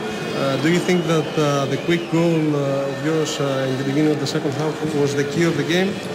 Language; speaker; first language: English; non-native, fluent; Greek